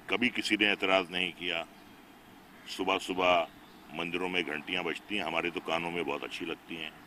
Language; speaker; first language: Hindi; native; Hindi